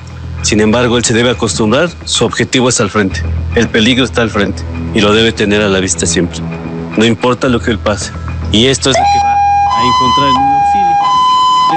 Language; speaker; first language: Spanish; native; Spanish